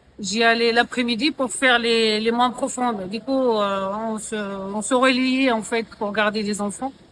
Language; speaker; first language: French; non-native, local second language; Arabic